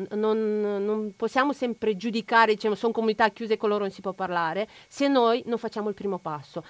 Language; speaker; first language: Italian; non-native, fluent; Romanian